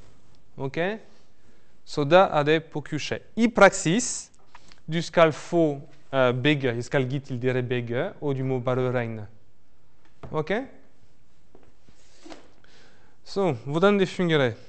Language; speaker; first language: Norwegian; non-native, fluent; French